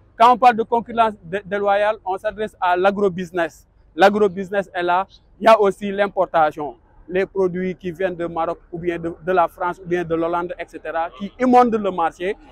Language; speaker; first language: French; non-native, local second language; Wolof